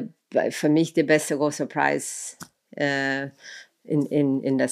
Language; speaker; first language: German; non-native, fluent; English